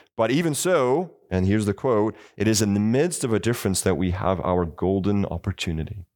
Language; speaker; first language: English; native; English